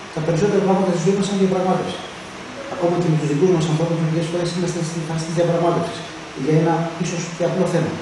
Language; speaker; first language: Greek; early bilingual, other home language; German